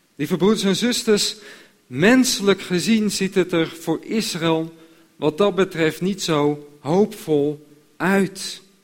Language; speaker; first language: Dutch; native; Dutch